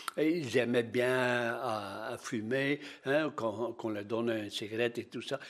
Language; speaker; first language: French; non-native, local second language; Dutch